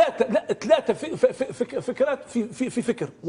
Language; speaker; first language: Arabic; native; Arabic